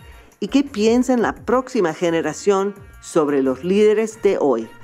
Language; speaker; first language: Spanish; non-native, fluent; English